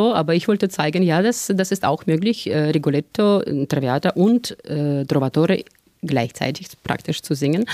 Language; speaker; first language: German; non-native, fluent; Russian